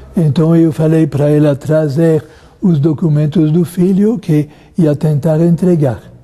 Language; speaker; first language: Portuguese; non-native, fluent; French